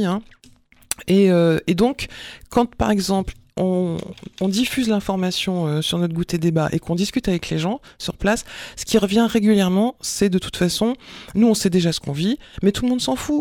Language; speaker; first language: French; native; French